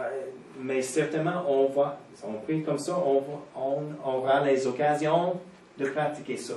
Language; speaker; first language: French; non-native, fluent; English